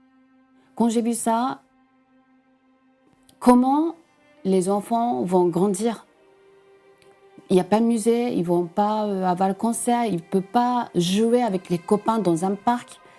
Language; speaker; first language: French; non-native, fluent; Japanese